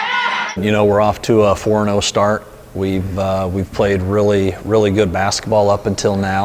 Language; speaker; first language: English; native; English